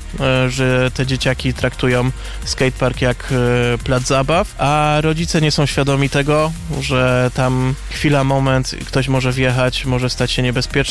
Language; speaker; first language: Polish; native; Polish